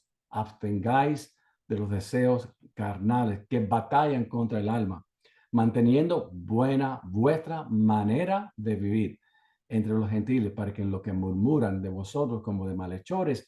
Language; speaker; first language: Spanish; native; Spanish